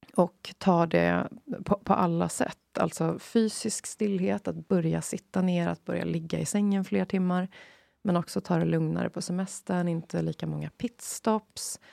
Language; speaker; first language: Swedish; non-native, fluent; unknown